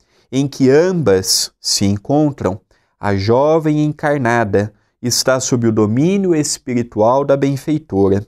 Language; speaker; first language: Portuguese; native; Portuguese